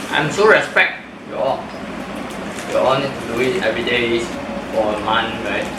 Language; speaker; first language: English; non-native, local second language; Chinese